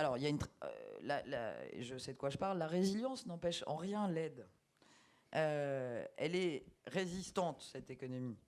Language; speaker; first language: French; native; French